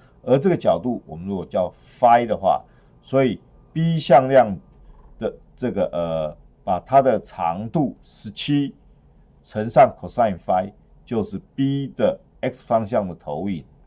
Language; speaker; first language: Chinese; native; Chinese